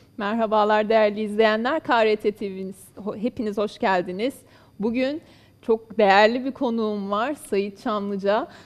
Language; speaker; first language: Turkish; native; Turkish